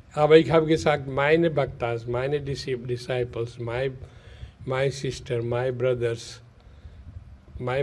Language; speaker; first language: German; non-native, learner; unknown